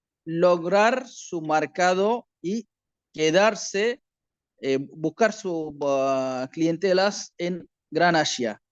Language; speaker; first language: Spanish; non-native, learner; Bangla